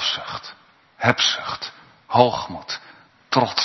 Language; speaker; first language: Dutch; native; Dutch